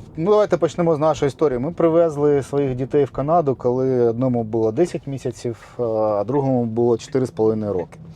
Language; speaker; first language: Ukrainian; native; Ukrainian